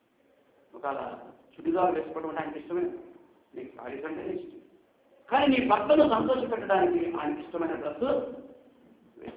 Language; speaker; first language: Telugu; native; Telugu